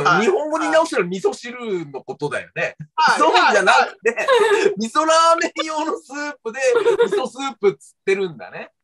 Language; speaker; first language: Japanese; native; Japanese